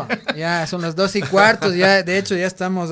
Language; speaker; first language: Spanish; native; Spanish